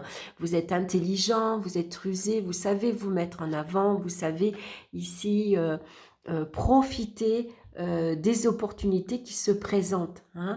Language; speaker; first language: French; native; French